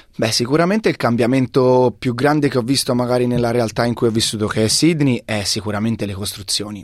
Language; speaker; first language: Italian; native; Italian